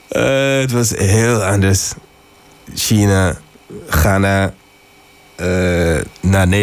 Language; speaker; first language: Dutch; non-native, learner; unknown